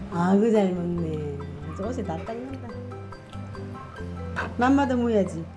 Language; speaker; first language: Korean; native; Korean